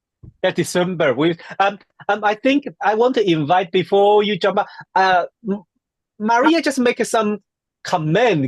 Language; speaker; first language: English; non-native, fluent; Chinese